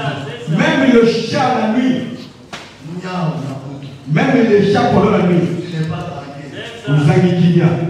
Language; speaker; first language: French; non-native, local second language; Lingala